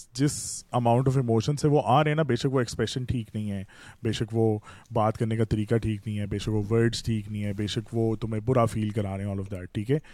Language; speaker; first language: Urdu; native; Urdu